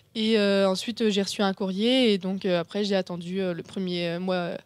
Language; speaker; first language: French; native; French